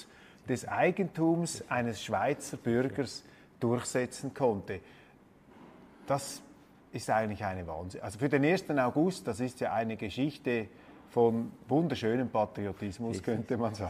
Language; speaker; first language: German; native; German